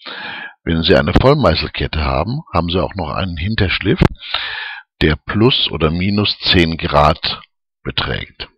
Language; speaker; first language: German; native; German